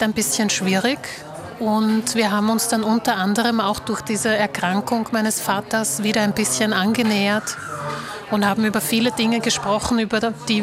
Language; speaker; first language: German; early bilingual, other home language; Slovak